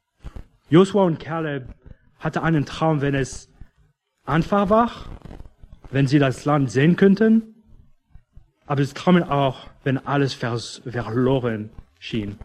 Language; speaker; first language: German; non-native, fluent; English